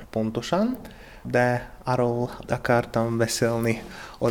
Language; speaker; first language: Hungarian; non-native, learner; Slovak